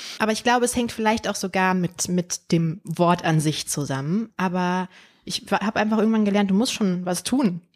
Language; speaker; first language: German; early bilingual, other home language; Polish